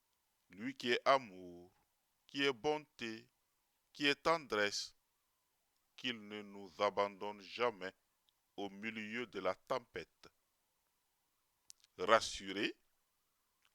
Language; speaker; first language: French; native; French